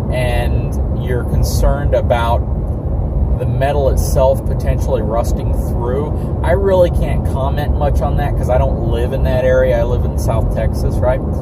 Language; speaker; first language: English; native; English